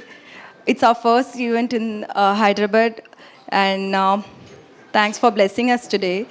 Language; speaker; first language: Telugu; non-native, learner; Tamil